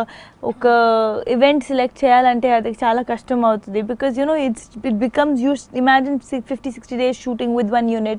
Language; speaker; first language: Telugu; non-native, fluent; Hindi